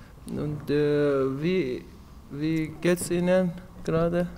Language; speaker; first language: German; non-native, learner; Persian